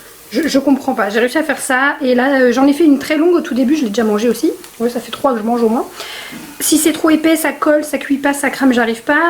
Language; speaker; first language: French; native; French